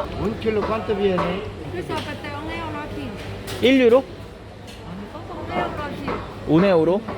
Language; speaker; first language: Italian; non-native, learner; Korean